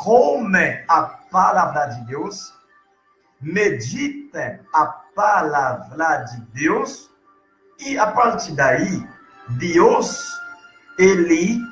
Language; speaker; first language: Portuguese; non-native, learner; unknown